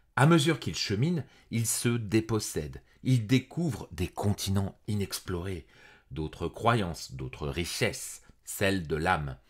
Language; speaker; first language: French; native; French